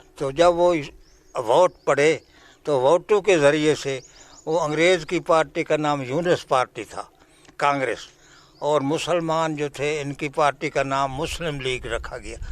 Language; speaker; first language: Urdu; non-native, local second language; Punjabi